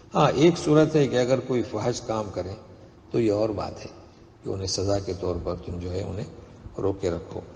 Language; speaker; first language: Urdu; non-native, local second language; Konkani